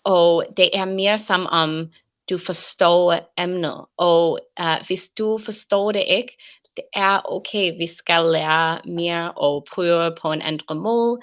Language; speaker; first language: Danish; non-native, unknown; English